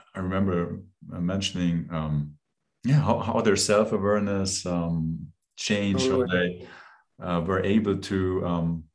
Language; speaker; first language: English; non-native, fluent; German